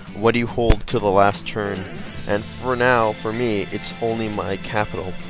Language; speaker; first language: English; native; English